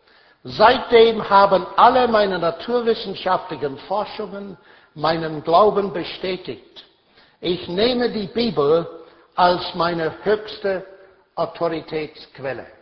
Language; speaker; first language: German; non-native, fluent; English